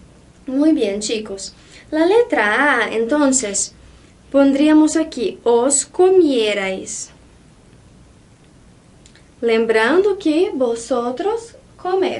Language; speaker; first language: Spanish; non-native, fluent; Portuguese